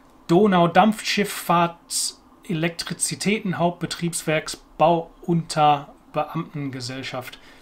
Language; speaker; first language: German; non-native, fluent; English